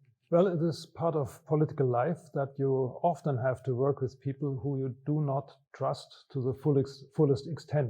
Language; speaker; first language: English; non-native, fluent; German